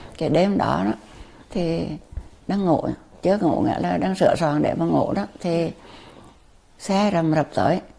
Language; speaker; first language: Vietnamese; native; Vietnamese